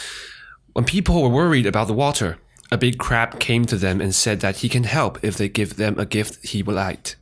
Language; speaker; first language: English; non-native, fluent; Chinese